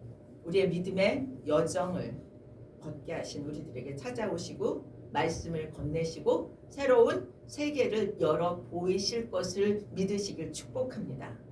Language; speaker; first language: Korean; native; Korean